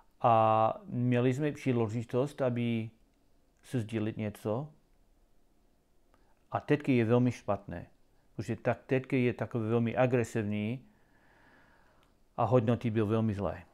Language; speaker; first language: Czech; non-native, learner; English